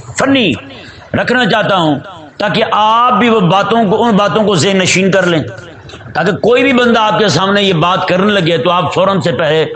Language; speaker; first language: Urdu; non-native, local second language; Punjabi